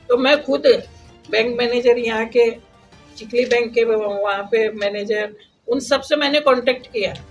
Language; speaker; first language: Hindi; non-native, local second language; Marathi